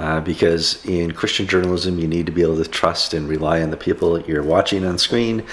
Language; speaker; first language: English; native; English